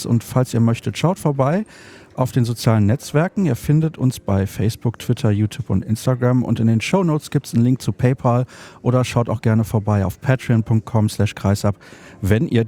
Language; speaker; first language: German; native; German